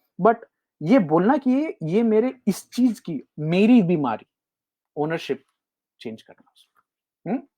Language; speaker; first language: Hindi; native; Hindi